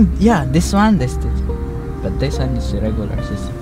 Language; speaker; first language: English; non-native, learner; Javanese